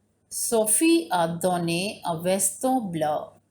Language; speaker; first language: French; non-native, fluent; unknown